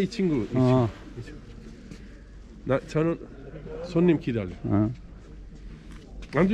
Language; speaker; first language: Korean; non-native, learner; Uzbek